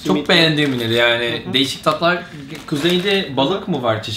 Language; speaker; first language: Turkish; non-native, fluent; Portuguese